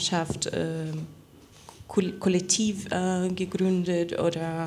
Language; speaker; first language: German; non-native, fluent; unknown